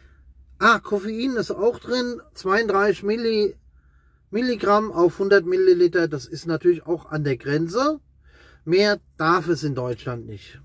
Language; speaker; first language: German; native; German